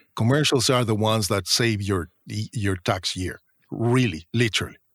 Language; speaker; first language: English; non-native, fluent; Spanish